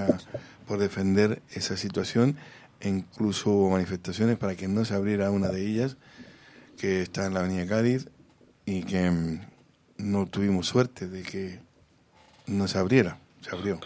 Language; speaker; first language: Spanish; native; Spanish